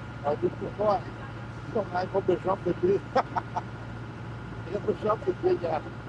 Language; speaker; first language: French; non-native, learner; Vietnamese